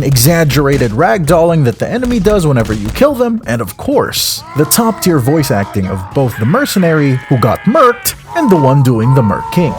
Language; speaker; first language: English; native; English